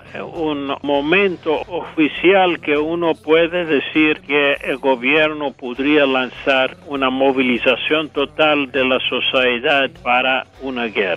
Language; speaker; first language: Spanish; non-native, fluent; English